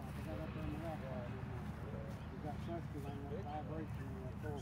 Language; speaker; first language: English; native; English